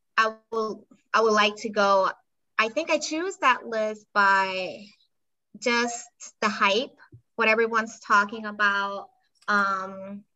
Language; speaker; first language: English; non-native, fluent; Spanish